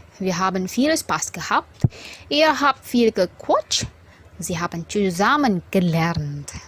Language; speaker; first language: German; non-native, fluent; Indonesian